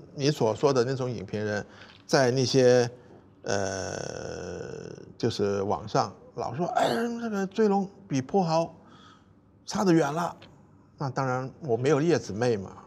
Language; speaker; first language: Chinese; non-native, fluent; Cantonese